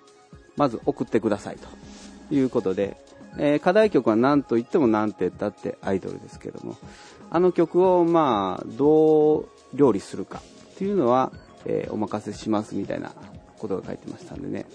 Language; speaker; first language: Japanese; native; Japanese